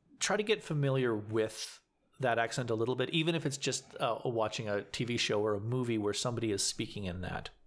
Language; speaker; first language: English; native; English